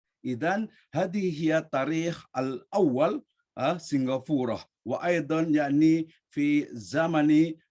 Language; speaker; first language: Arabic; non-native, learner; Indonesian